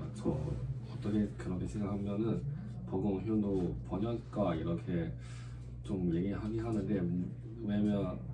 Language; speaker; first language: Korean; non-native, learner; Chinese